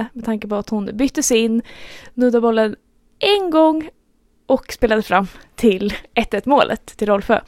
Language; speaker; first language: Swedish; native; Swedish